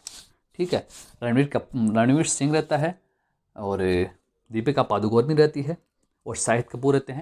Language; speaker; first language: Hindi; native; Hindi